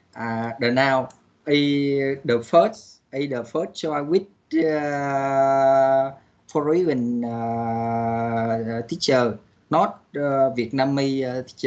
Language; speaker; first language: English; non-native, learner; Vietnamese